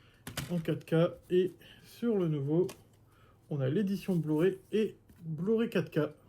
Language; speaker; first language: French; native; French